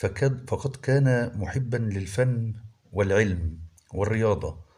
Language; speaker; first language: Arabic; native; Arabic